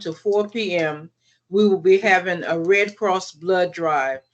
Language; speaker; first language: English; native; English